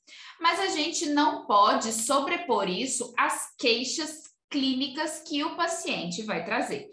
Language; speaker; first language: Portuguese; native; Portuguese